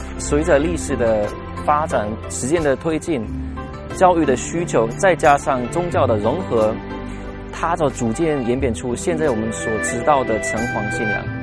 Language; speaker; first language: Chinese; non-native, fluent; German